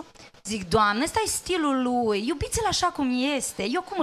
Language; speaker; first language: Romanian; native; Romanian